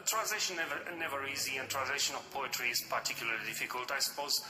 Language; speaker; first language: English; non-native, fluent; Romanian